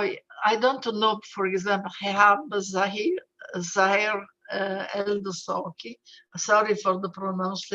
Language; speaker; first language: English; non-native, fluent; Italian